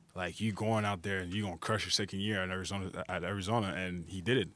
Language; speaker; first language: English; native; English